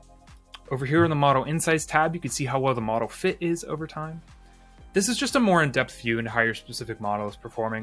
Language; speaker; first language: English; native; English